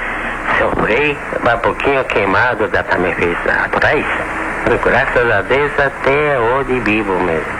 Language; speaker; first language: Portuguese; non-native, learner; Japanese